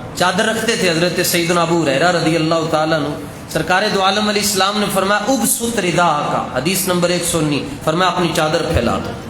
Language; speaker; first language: Urdu; non-native, local second language; Punjabi